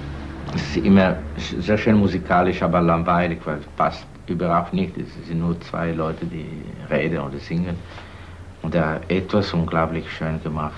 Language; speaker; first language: German; non-native, learner; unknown